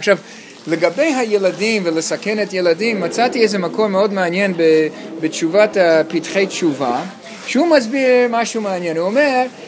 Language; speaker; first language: Hebrew; non-native, fluent; English